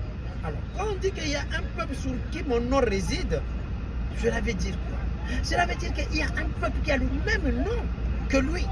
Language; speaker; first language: French; non-native, local second language; Kongo